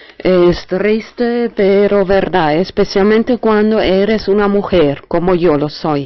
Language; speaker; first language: Spanish; non-native, fluent; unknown